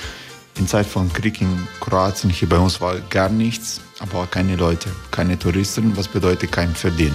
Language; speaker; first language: German; non-native, fluent; Croatian